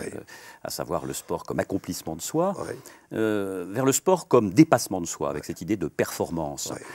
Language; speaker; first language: French; native; French